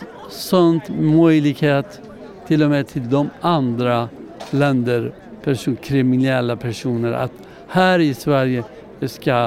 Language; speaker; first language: Swedish; non-native, learner; Persian